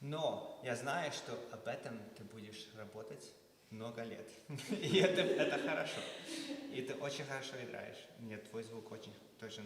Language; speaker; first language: Russian; early bilingual, heritage; Russian